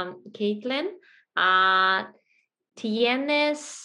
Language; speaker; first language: Spanish; non-native, learner; Russian